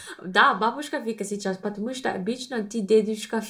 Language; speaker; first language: Russian; non-native, learner; English